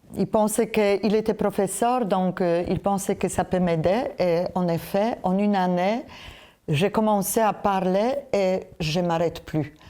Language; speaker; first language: French; non-native, fluent; Polish